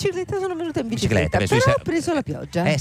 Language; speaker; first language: Italian; native; Italian